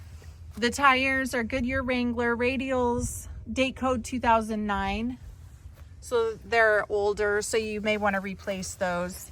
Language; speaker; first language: English; native; English